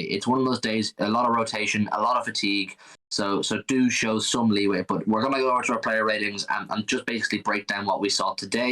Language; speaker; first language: English; native; English